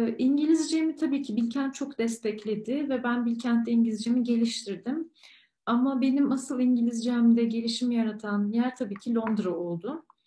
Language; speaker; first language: Turkish; native; Turkish